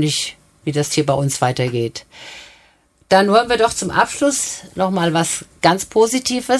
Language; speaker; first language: German; native; German